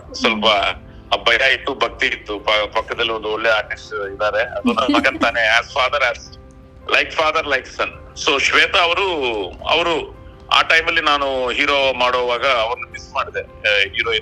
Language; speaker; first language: Kannada; non-native, local second language; Telugu